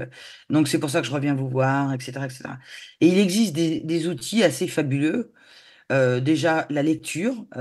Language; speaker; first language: French; native; French